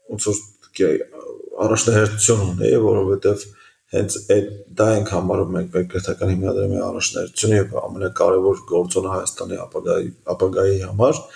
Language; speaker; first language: Armenian; native; Armenian